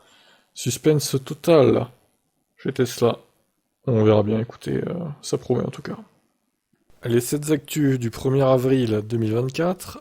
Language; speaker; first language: French; native; French